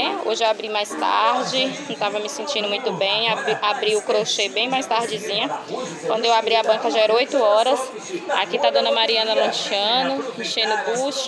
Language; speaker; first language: Portuguese; native; Portuguese